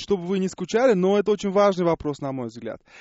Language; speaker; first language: Russian; non-native, local second language; Uzbek